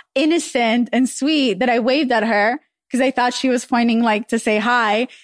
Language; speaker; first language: English; early bilingual, other home language; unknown